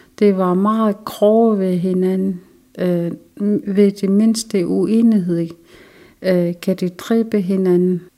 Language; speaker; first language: Danish; non-native, local second language; Kalaallisut